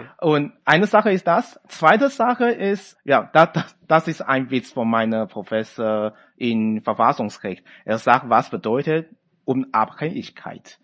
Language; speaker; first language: German; non-native, fluent; Chinese